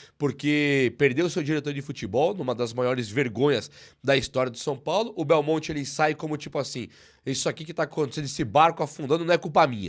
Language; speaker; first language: Portuguese; native; Portuguese